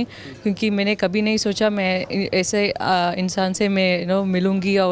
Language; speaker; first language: Hindi; non-native, local second language; Tamil